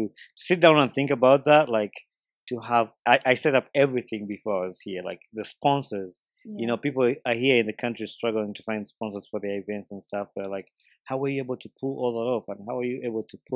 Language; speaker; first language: English; non-native, local second language; Ganda